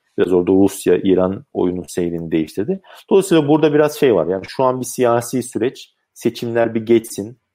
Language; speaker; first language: Turkish; native; Turkish